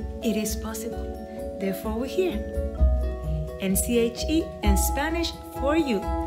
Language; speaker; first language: English; non-native, fluent; Spanish